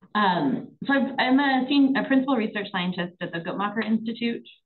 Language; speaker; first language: English; native; English